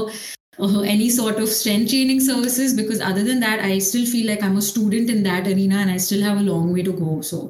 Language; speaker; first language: English; non-native, local second language; Hindi